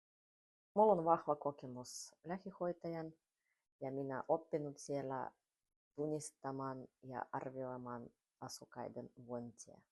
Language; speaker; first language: Finnish; non-native, learner; Russian